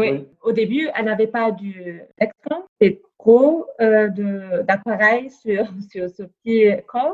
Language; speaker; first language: French; non-native, fluent; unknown